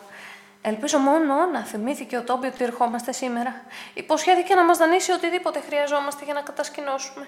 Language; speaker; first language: Greek; native; Greek